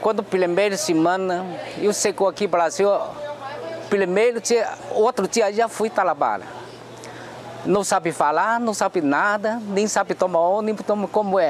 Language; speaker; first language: Portuguese; non-native, learner; Chinese